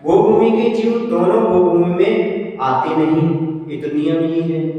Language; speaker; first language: Hindi; native; Hindi